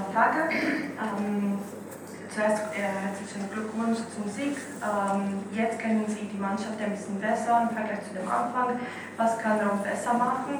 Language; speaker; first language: German; non-native, fluent; Italian